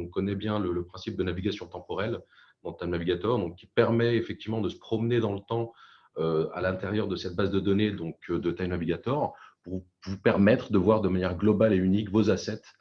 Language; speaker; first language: French; native; French